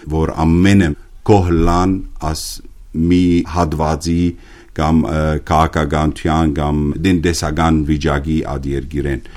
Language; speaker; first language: Armenian; early bilingual, heritage; Armenian